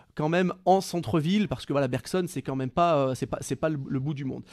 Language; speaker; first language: French; native; French